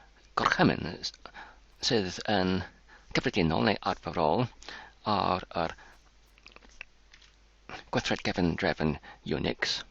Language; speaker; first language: Welsh; non-native, learner; English